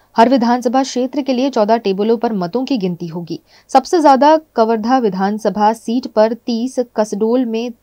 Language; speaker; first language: Hindi; native; Hindi